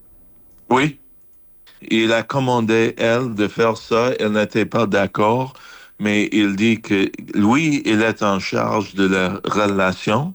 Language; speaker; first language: French; non-native, fluent; English